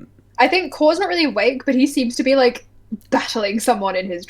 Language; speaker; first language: English; native; English